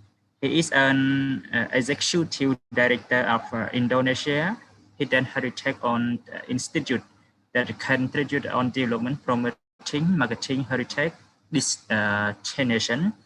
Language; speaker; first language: English; non-native, fluent; Khmer